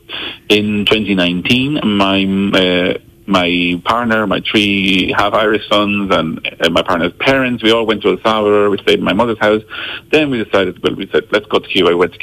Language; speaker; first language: English; non-native, fluent; Spanish